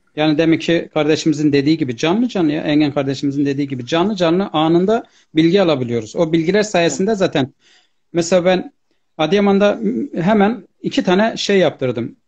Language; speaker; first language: Turkish; native; Turkish